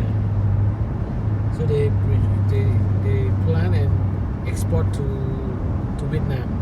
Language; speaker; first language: English; non-native, learner; Khmer